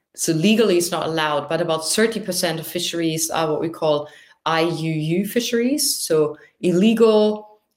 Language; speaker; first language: English; non-native, fluent; German